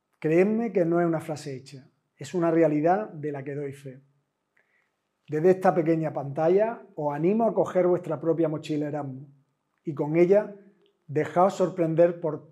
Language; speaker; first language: Spanish; native; Spanish